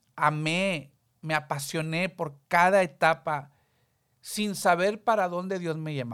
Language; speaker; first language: Spanish; early bilingual, heritage; Spanish